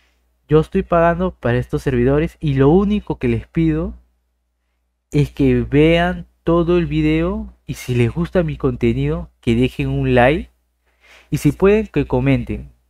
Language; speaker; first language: Spanish; native; Spanish